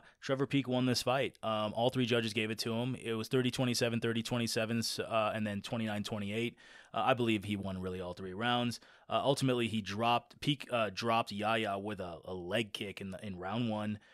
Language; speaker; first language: English; native; English